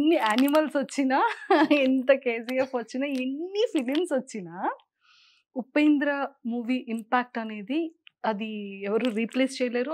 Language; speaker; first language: Telugu; native; Telugu